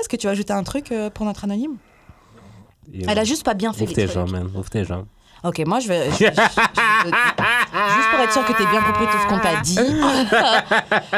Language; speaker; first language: French; native; French